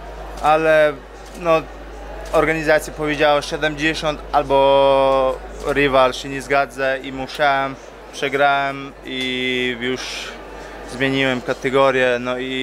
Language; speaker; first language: Polish; non-native, fluent; Chechen